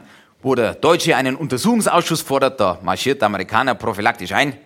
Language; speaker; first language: German; native; German